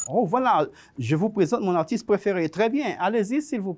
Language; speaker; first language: French; non-native, fluent; Spanish